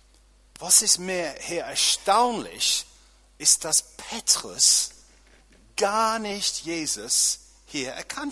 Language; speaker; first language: German; non-native, fluent; English